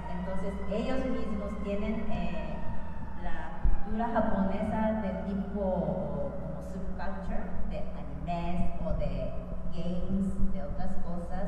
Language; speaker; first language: Spanish; non-native, fluent; Japanese